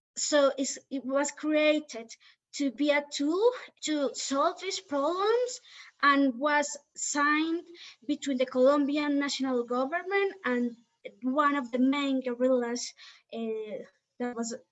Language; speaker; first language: English; non-native, fluent; Spanish